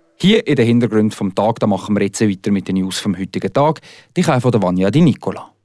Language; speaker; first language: German; native; German